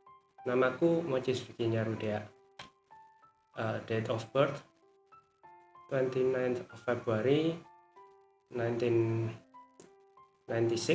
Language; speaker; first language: English; non-native, learner; Indonesian